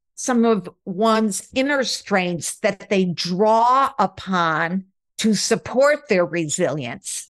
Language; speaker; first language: English; native; English